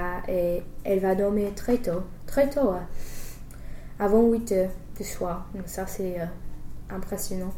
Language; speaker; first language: French; non-native, fluent; English